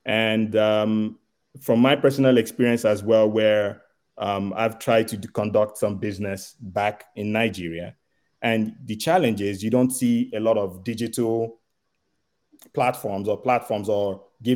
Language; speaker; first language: English; non-native, local second language; Igbo